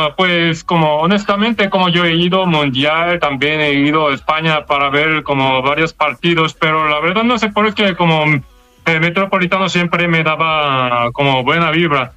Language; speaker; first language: Spanish; non-native, fluent; Korean